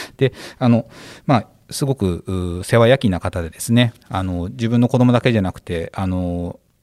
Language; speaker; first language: Japanese; native; Japanese